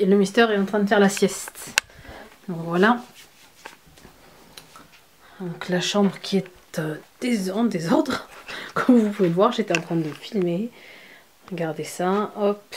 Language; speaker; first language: French; native; French